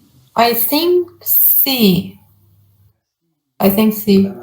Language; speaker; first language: English; non-native, learner; Persian